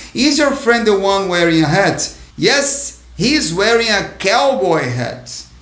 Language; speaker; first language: English; non-native, fluent; Portuguese